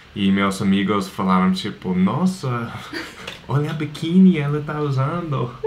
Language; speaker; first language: Portuguese; non-native, fluent; English